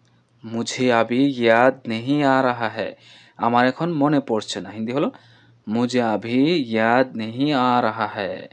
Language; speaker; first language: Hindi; non-native, fluent; Bangla